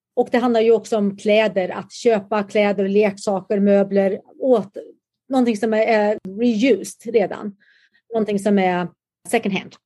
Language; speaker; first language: Swedish; native; Swedish